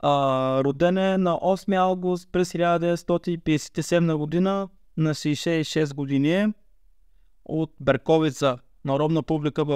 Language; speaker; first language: Bulgarian; native; Bulgarian